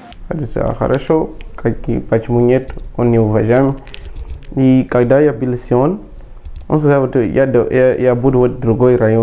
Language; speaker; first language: Russian; non-native, learner; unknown